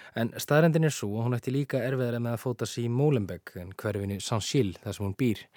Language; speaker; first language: Icelandic; native; Icelandic